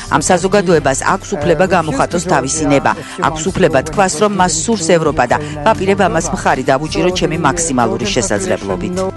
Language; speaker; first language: Georgian; early bilingual, heritage; Georgian